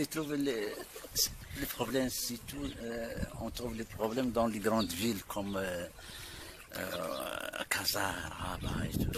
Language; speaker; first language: French; non-native, local second language; Arabic